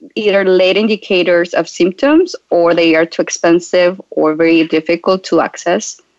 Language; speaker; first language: English; non-native, fluent; Spanish